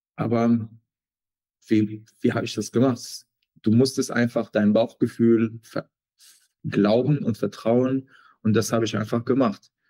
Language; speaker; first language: German; non-native, fluent; Arabic